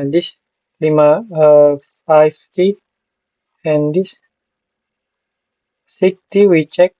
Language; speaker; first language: English; non-native, learner; Indonesian